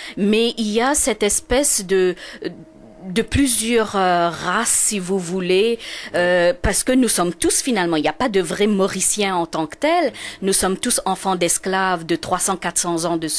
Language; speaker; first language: French; non-native, local second language; Morisyen